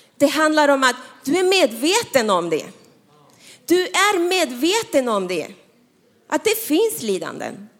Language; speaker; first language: Swedish; non-native, fluent; Spanish